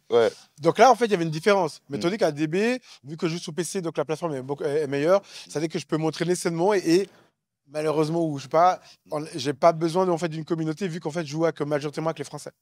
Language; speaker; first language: French; native; French